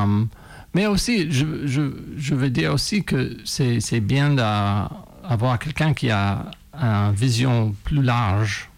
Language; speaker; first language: French; non-native, fluent; English